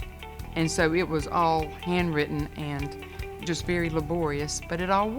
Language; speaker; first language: English; native; English